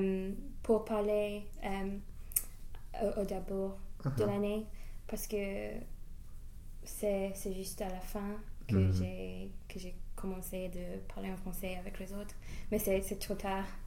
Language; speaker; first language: French; non-native, learner; English